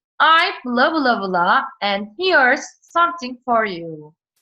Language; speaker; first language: English; non-native, fluent; Turkish